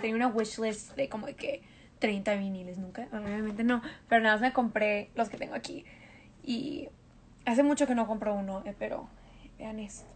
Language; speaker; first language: Spanish; early bilingual, heritage; Spanish